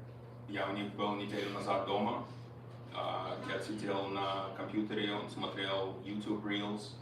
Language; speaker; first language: Russian; early bilingual, heritage; Russian